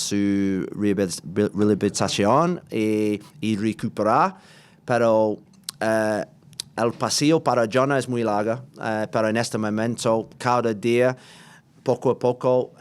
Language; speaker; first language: Spanish; non-native, learner; English